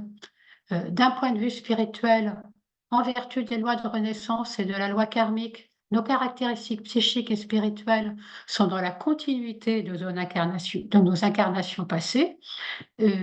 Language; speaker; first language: French; native; French